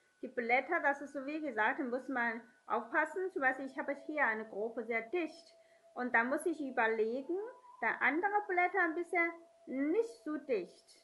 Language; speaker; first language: German; non-native, learner; Chinese